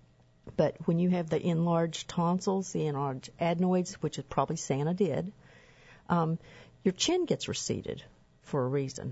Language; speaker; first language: English; native; English